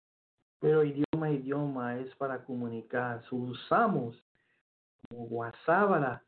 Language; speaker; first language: Spanish; early bilingual, heritage; Spanish